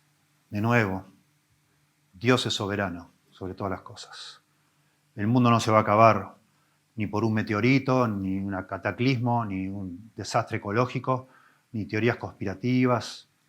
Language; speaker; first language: Spanish; native; Spanish